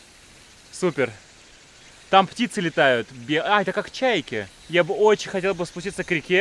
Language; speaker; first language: Russian; native; Russian